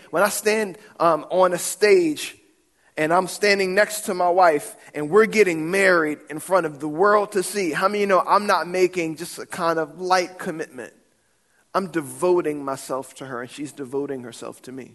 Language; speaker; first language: English; native; English